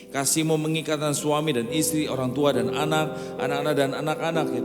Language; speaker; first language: Indonesian; native; Indonesian